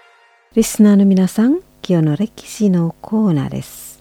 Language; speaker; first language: Japanese; non-native, fluent; Indonesian